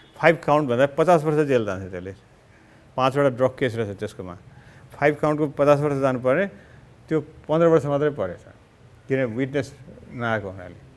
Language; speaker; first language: Nepali; native; Nepali